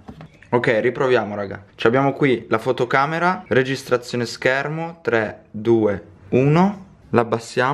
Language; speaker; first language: Italian; native; Italian